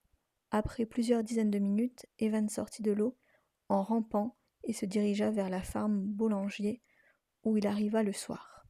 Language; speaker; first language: French; native; French